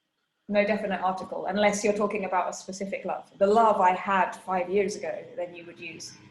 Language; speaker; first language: English; non-native, fluent; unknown